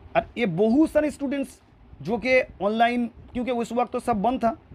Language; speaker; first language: Hindi; non-native, local second language; Urdu